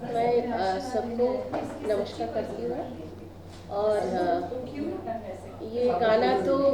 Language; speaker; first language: Hindi; non-native, local second language; Bangla